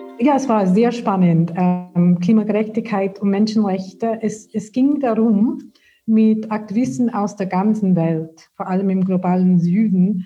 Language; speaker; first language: German; non-native, fluent; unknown